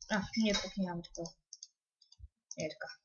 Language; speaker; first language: Bulgarian; native; Bulgarian